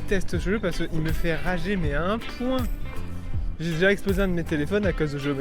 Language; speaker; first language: French; native; French